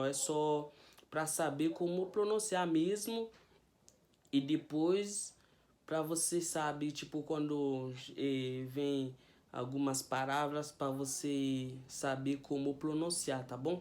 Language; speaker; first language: Portuguese; non-native, fluent; Haitian Creole